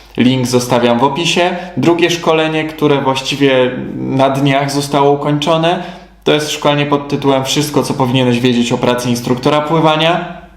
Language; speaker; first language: Polish; native; Polish